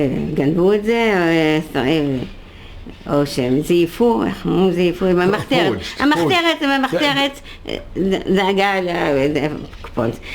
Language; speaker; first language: Hebrew; non-native, fluent; Dutch